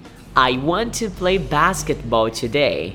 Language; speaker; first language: English; non-native, fluent; Portuguese